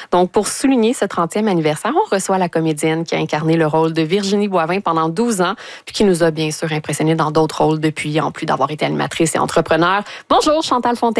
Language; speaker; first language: French; native; French